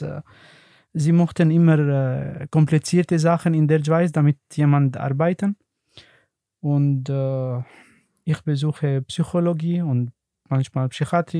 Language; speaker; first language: German; non-native, learner; Arabic